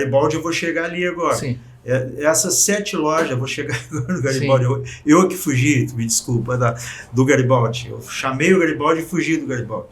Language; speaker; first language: Portuguese; native; Portuguese